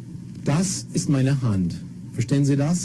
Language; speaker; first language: German; non-native, fluent; English